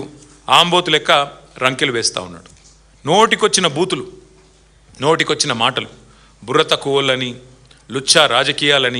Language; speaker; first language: Telugu; native; Telugu